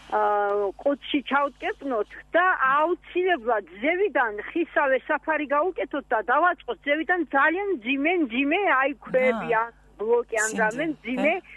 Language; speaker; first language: Georgian; non-native, local second language; Svan